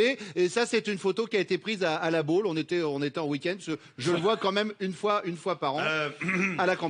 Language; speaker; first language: French; native; French